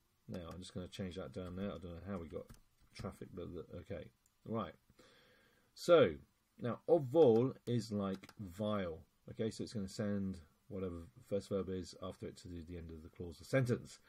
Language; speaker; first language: English; native; English